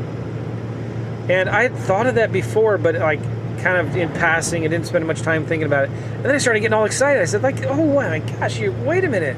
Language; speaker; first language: English; native; English